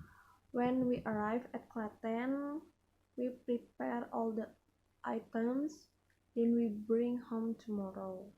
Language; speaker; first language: English; non-native, learner; Indonesian